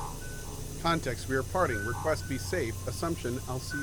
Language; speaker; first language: English; native; English